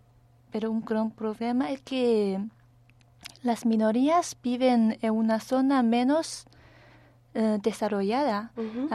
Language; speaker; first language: Spanish; non-native, fluent; Chinese